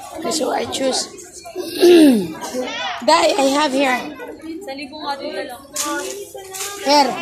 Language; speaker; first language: English; non-native, local second language; Cebuano